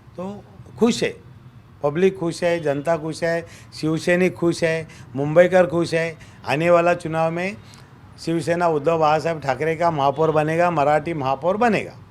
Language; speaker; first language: Hindi; non-native, local second language; Marathi